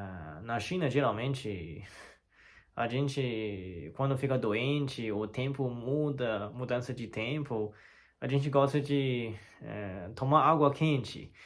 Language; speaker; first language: Portuguese; non-native, learner; Chinese